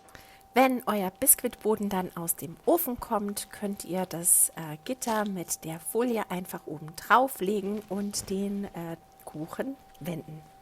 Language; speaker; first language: German; native; German